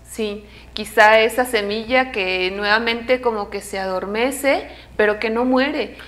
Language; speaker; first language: Spanish; native; Spanish